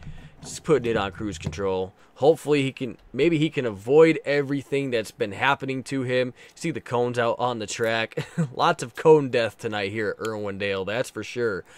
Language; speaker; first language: English; native; English